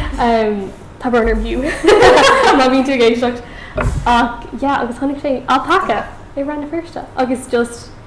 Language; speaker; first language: Irish; non-native, local second language; English